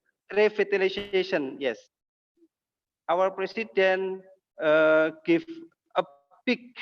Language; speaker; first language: English; non-native, learner; Indonesian